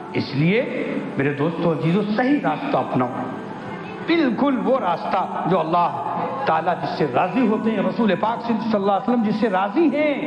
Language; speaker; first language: Urdu; native; Urdu